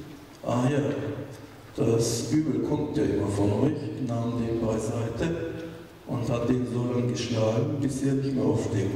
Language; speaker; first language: German; non-native, fluent; Turkish